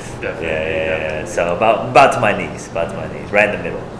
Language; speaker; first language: English; native; English